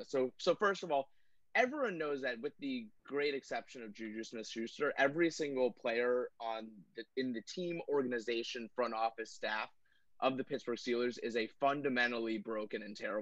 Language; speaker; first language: English; native; English